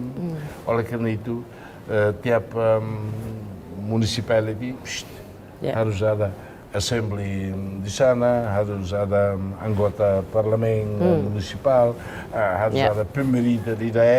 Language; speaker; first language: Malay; non-native, fluent; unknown